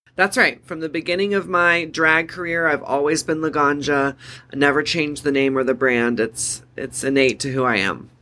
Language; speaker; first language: English; native; English